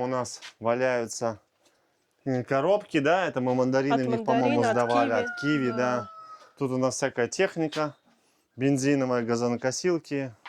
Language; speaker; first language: Russian; native; Russian